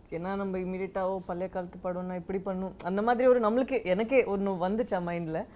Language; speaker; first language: Tamil; non-native, local second language; Badaga